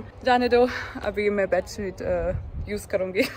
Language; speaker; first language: Hindi; non-native, learner; German